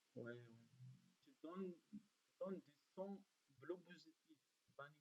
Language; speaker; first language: French; non-native, learner; Arabic